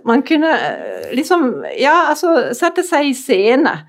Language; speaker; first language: Norwegian; non-native, fluent; German